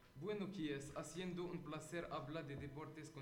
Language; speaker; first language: Spanish; non-native, learner; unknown